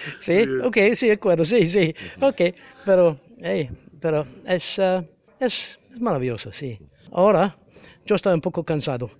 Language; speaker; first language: Spanish; non-native, learner; English